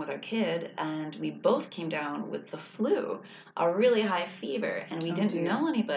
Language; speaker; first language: English; native; English